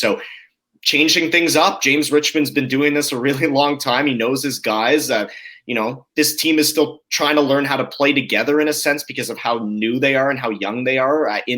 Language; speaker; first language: English; native; English